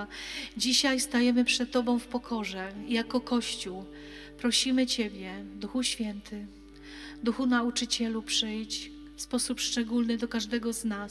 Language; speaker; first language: Polish; native; Polish